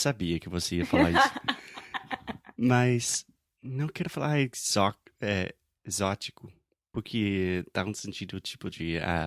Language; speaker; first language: Portuguese; non-native, fluent; English